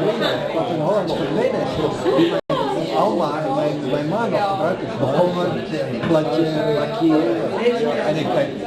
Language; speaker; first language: Dutch; early bilingual, heritage; Dutch